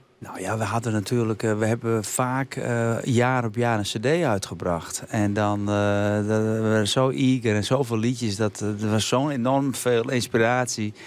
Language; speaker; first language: Dutch; non-native, local second language; Western Frisian